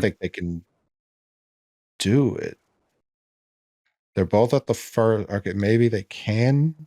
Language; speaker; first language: English; native; English